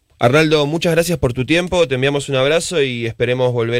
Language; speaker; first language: Spanish; native; Spanish